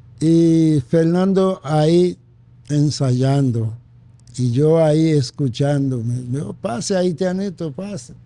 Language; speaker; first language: Spanish; non-native, fluent; Haitian Creole